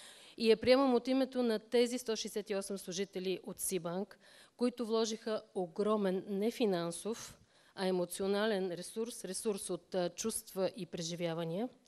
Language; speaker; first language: Bulgarian; native; Bulgarian